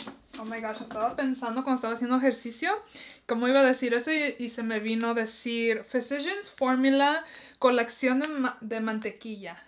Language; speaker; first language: Spanish; early bilingual, heritage; Spanish